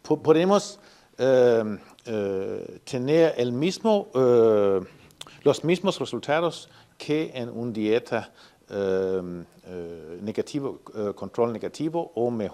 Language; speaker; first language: Spanish; non-native, fluent; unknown